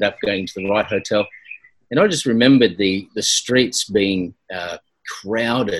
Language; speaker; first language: English; native; English